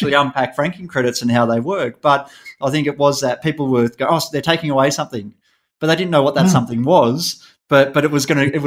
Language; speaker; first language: English; native; English